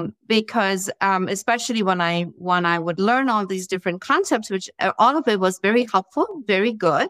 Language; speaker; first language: English; non-native, local second language; Gujarati